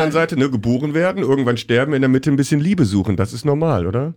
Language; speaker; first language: German; native; German